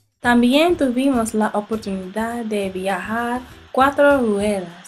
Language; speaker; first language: Spanish; non-native, learner; English